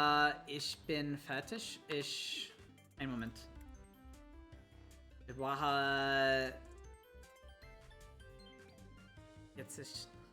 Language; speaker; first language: German; non-native, learner; English